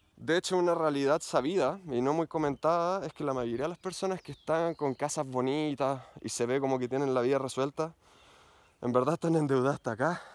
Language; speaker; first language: Spanish; native; Spanish